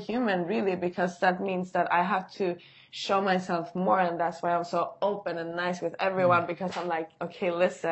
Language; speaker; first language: English; non-native, fluent; Swedish